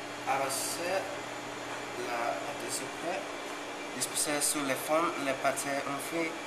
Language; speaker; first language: French; non-native, learner; Spanish